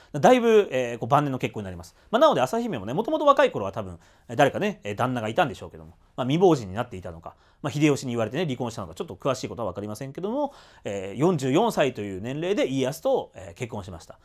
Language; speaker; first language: Japanese; native; Japanese